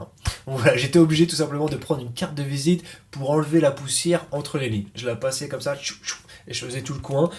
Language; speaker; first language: French; native; French